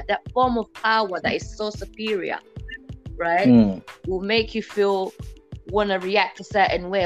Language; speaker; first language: English; non-native, local second language; Ganda